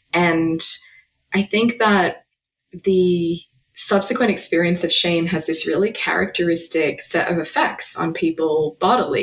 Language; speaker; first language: English; native; English